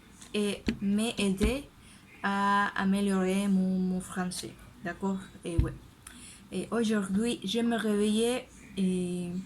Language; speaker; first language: French; non-native, learner; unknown